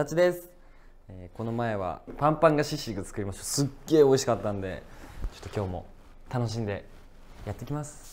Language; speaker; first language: Japanese; native; Japanese